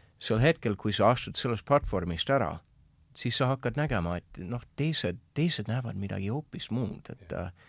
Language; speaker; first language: Estonian; non-native, fluent; English